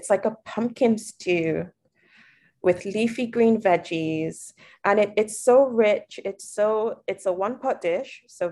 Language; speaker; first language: English; non-native, local second language; Yoruba